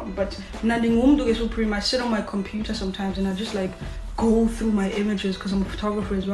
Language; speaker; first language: English; non-native, local second language; Xhosa